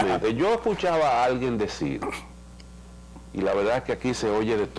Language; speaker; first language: Spanish; native; Spanish